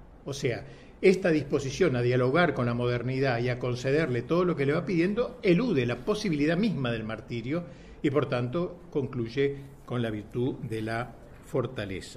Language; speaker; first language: Spanish; native; Spanish